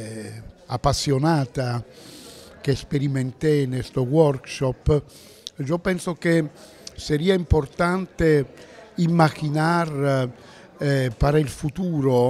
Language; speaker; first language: Spanish; non-native, fluent; Italian